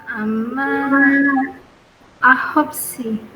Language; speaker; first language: Korean; non-native, learner; Indonesian